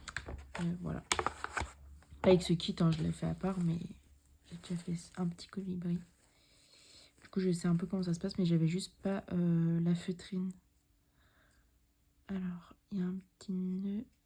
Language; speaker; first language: French; native; French